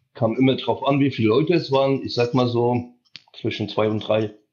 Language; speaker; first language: German; early bilingual, heritage; Polish